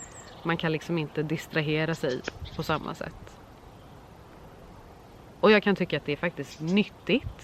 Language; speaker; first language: Swedish; native; Swedish